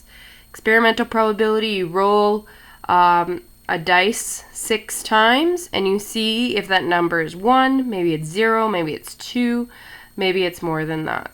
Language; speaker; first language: English; native; English